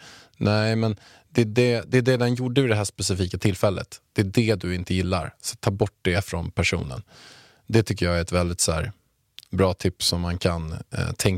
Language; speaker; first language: Swedish; native; Swedish